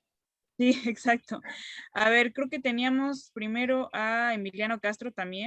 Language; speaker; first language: Spanish; native; Spanish